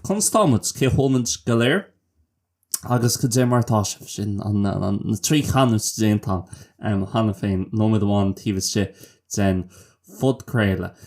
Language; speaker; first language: Irish; non-native, local second language; English